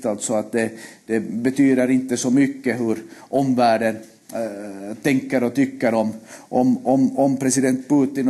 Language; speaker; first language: Swedish; native; Swedish